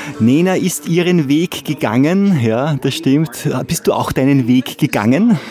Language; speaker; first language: German; native; German